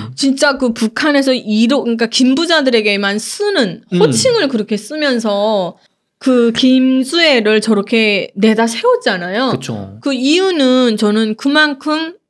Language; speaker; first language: Korean; native; Korean